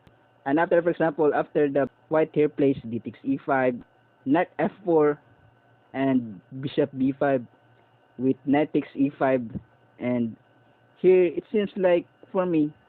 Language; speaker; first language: English; non-native, local second language; Filipino